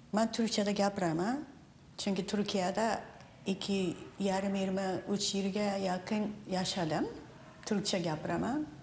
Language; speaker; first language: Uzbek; non-native, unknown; Japanese